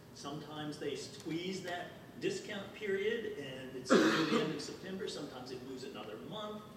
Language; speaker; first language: English; native; English